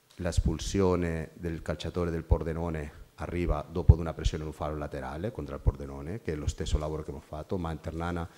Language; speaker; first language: Italian; non-native, fluent; Spanish